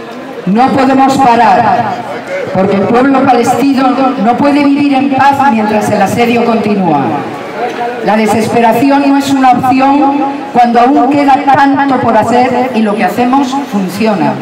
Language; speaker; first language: Spanish; native; Spanish